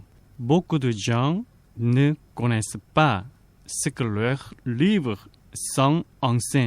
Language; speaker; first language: French; non-native, fluent; Korean